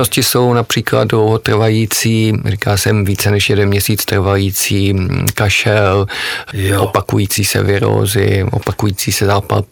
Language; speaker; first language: Czech; native; Czech